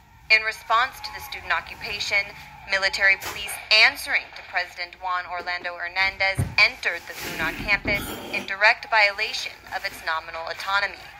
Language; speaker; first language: English; native; English